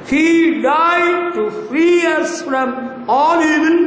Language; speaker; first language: English; non-native, local second language; Tamil